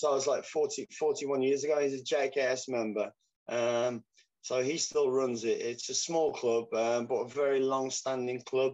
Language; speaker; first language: English; native; English